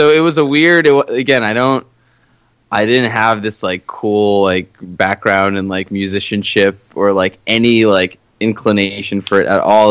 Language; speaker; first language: English; native; English